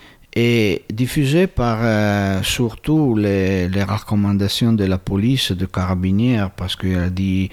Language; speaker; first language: French; non-native, fluent; Italian